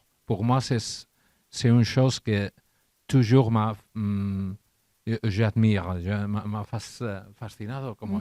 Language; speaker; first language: French; non-native, learner; Catalan